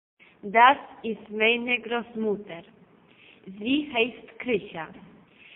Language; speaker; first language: German; non-native, learner; Polish